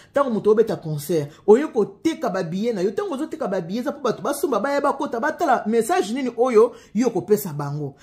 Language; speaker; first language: Lingala; native; Lingala